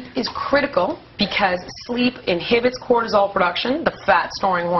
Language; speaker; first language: English; native; English